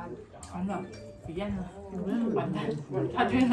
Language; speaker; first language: Chinese; native; Chinese